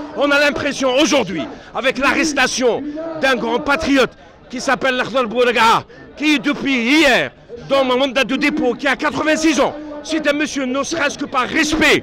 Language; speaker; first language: French; non-native, local second language; Arabic